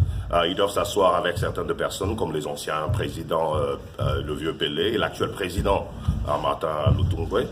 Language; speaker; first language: French; non-native, local second language; Lingala